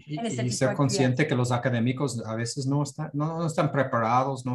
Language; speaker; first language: Spanish; non-native, fluent; English